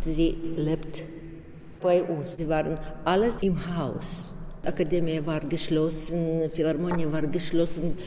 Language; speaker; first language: German; non-native, fluent; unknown